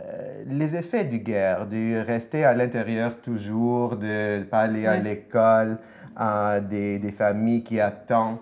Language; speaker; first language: French; non-native, fluent; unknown